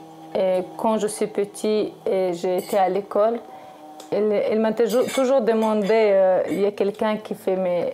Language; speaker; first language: French; non-native, learner; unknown